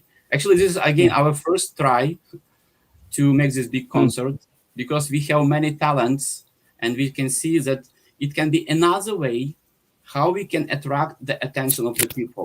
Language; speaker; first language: English; non-native, fluent; Ukrainian